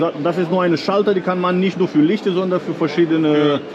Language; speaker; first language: German; non-native, fluent; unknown